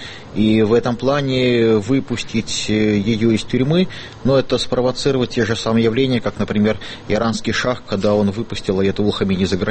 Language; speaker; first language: Russian; native; Russian